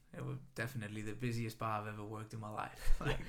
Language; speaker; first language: English; non-native, fluent; Greek